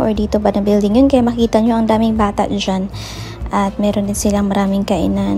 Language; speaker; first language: Filipino; native; Filipino